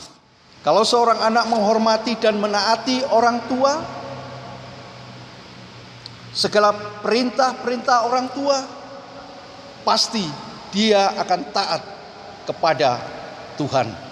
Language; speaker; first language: Indonesian; native; Indonesian